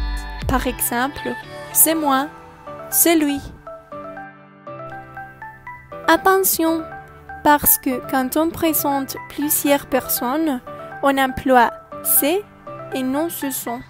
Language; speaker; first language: French; non-native, learner; Spanish